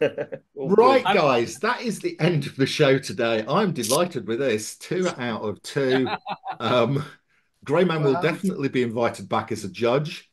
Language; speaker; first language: English; native; English